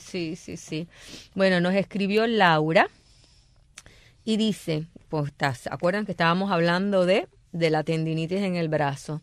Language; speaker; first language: Spanish; native; Spanish